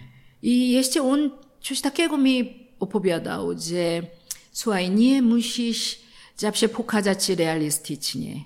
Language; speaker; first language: Polish; non-native, learner; Korean